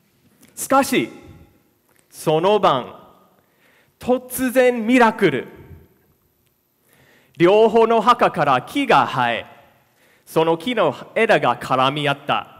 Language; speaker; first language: Japanese; non-native, fluent; English